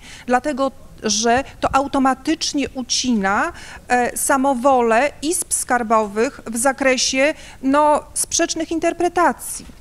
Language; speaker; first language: Polish; native; Polish